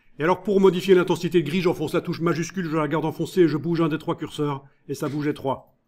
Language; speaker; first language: French; native; French